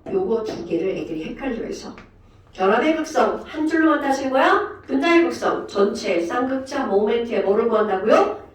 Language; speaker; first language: Korean; native; Korean